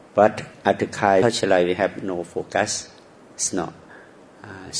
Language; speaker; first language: English; non-native, learner; Thai